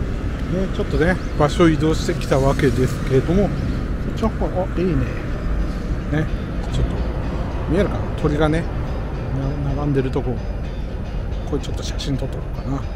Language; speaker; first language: Japanese; native; Japanese